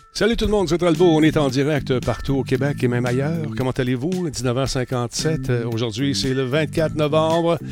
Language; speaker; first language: French; native; French